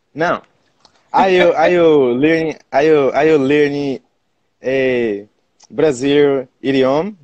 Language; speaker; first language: English; non-native, learner; Portuguese